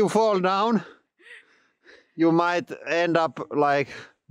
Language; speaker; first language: English; non-native, fluent; Finnish